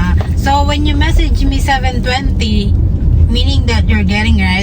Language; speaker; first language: English; non-native, learner; Filipino